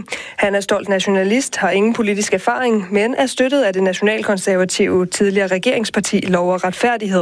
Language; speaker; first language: Danish; native; Danish